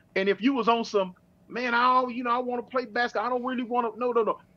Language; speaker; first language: English; native; English